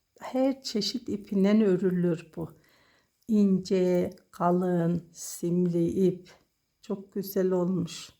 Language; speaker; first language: Turkish; native; Turkish